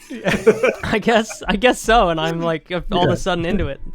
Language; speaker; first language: English; native; English